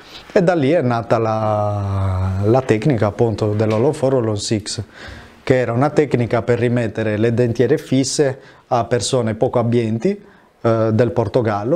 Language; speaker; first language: Italian; native; Italian